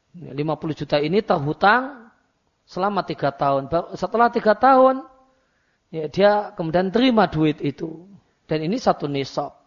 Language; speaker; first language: Indonesian; non-native, local second language; Javanese